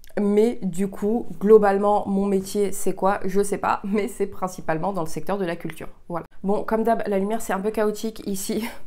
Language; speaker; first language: French; early bilingual, heritage; French